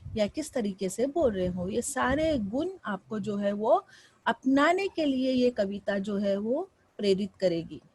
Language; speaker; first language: Hindi; non-native, local second language; Marathi